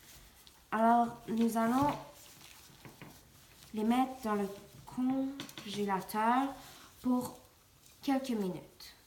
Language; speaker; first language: French; non-native, local second language; English